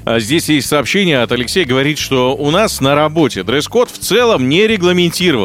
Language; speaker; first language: Russian; native; Russian